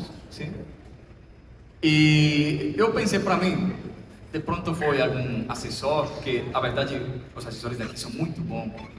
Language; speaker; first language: Portuguese; non-native, fluent; Spanish